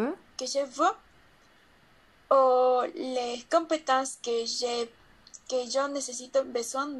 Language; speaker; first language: French; non-native, learner; Spanish